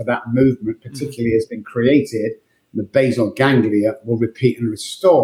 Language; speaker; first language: English; native; English